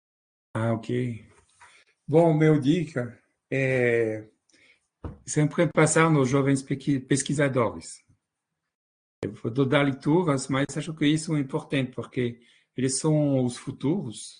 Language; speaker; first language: Portuguese; non-native, fluent; French